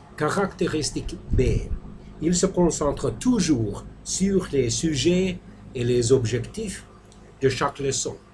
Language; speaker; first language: French; non-native, fluent; Finnish